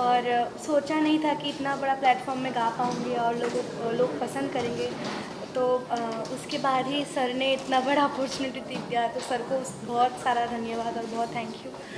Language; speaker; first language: Hindi; non-native, local second language; Bangla